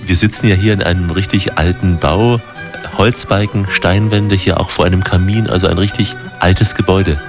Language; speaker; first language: German; native; German